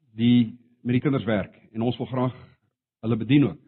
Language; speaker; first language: Afrikaans; non-native, local second language; English